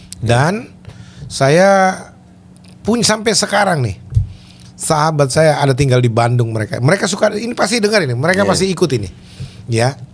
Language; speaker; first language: Indonesian; native; Indonesian